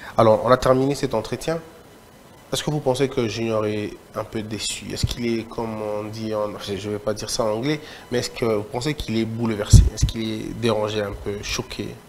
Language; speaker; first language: French; non-native, local second language; Lingala